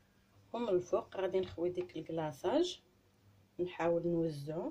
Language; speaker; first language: Arabic; native; Arabic